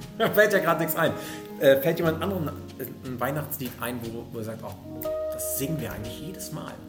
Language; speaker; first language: German; native; German